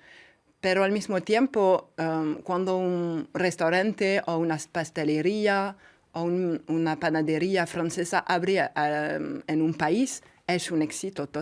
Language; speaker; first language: Spanish; non-native, fluent; French